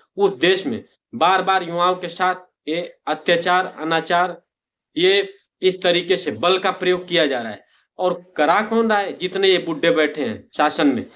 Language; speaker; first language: Hindi; native; Hindi